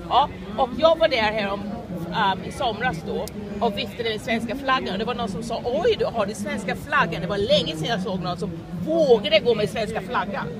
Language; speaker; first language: Swedish; non-native, fluent; English